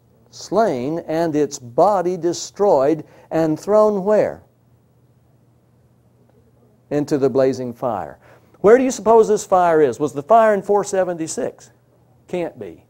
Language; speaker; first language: English; native; English